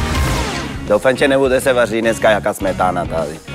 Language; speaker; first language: Czech; non-native, fluent; Spanish